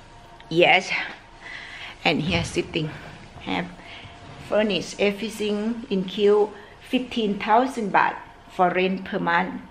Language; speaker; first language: English; non-native, learner; Thai